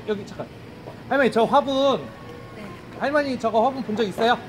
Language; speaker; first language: Korean; native; Korean